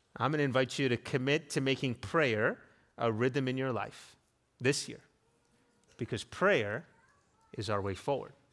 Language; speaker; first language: English; native; English